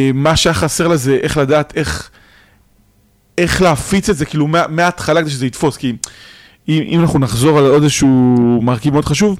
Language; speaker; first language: Hebrew; native; Hebrew